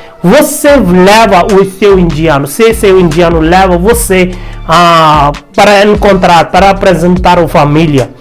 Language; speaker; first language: Portuguese; non-native, learner; Hindi